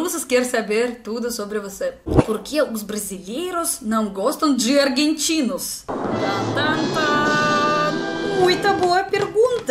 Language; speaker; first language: Portuguese; non-native, learner; Russian